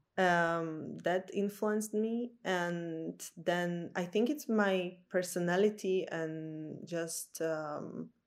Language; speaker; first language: English; non-native, fluent; Slovak